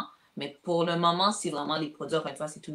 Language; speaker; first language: French; native; French